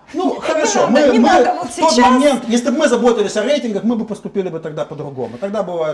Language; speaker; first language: Russian; native; Russian